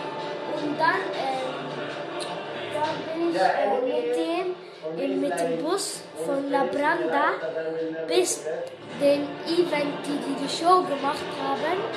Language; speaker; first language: German; non-native, learner; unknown